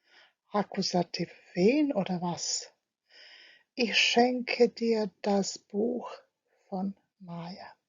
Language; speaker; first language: German; non-native, fluent; Croatian